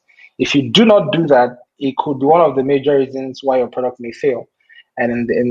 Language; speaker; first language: English; non-native, local second language; Igbo